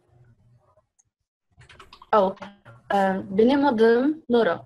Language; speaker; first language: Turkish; non-native, learner; Arabic